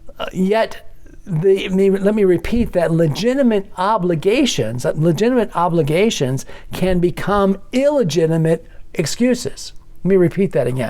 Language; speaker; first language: English; native; English